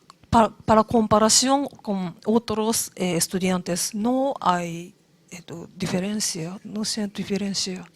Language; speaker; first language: Spanish; non-native, learner; Japanese